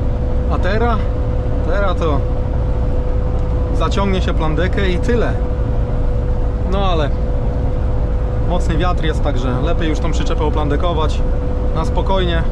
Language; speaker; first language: Polish; native; Polish